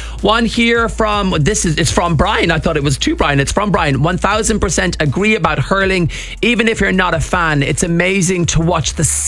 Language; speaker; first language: English; native; English